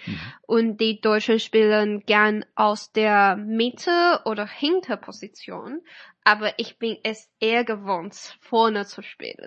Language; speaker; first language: German; non-native, fluent; Chinese